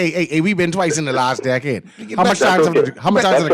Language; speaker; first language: English; native; English